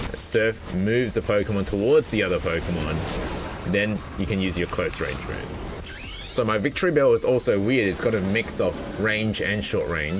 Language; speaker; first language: English; native; English